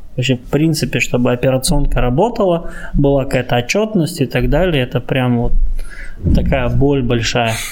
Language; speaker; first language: Russian; native; Russian